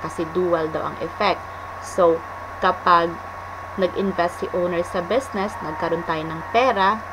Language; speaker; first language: Filipino; native; Filipino